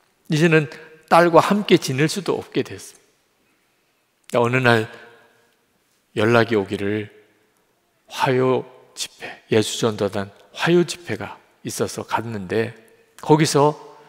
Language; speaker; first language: Korean; native; Korean